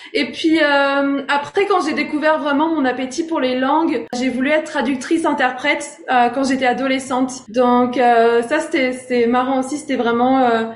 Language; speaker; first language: French; native; French